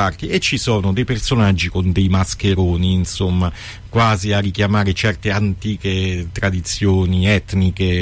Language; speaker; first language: Italian; native; Italian